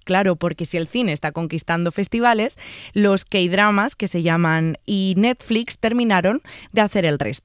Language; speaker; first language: Spanish; native; Spanish